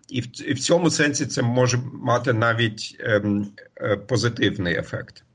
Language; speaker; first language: Ukrainian; non-native, fluent; German